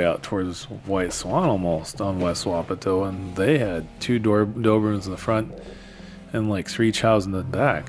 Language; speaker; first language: English; native; English